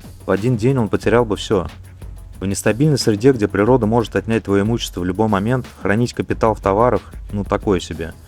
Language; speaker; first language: Russian; native; Russian